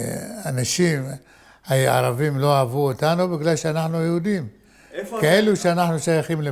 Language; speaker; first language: Hebrew; non-native, fluent; Arabic